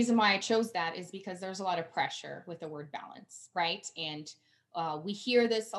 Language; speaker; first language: English; non-native, fluent; Portuguese